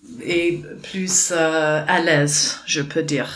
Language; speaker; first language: French; non-native, fluent; English